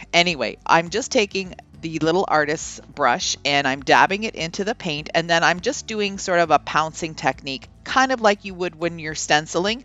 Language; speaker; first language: English; native; English